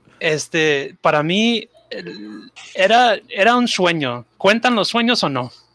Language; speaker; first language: Spanish; early bilingual, heritage; Spanish